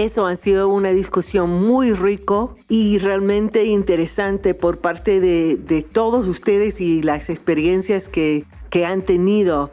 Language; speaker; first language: Spanish; non-native, fluent; English